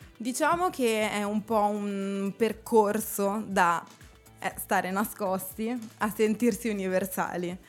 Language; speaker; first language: Italian; early bilingual, other home language; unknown